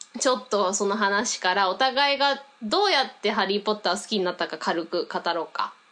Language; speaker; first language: Japanese; native; Japanese